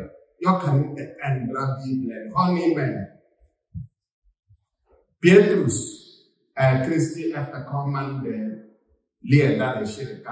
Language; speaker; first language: Swedish; non-native, fluent; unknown